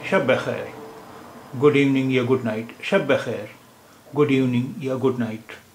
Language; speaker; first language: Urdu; native; Urdu